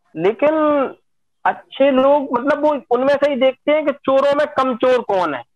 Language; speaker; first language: Hindi; native; Hindi